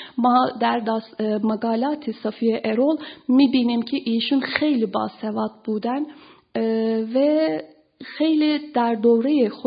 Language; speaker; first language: Persian; non-native, fluent; Turkish